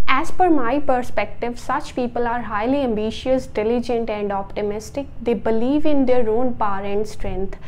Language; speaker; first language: English; non-native, local second language; Punjabi